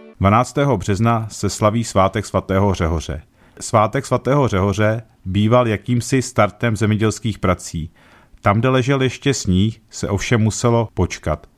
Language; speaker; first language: Czech; native; Czech